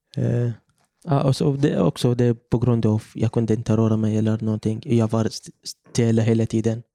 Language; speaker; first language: Swedish; non-native, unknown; Arabic